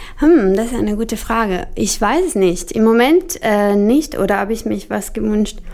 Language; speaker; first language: German; non-native, fluent; Italian